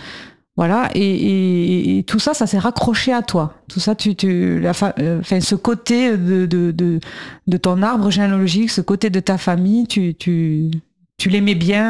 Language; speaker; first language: French; native; French